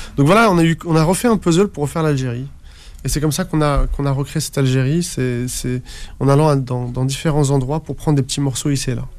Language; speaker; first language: French; early bilingual, other home language; Arabic